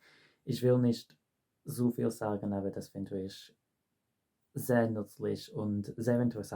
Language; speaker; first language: German; non-native, fluent; English